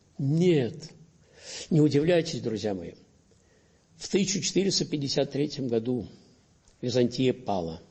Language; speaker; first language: Russian; native; Russian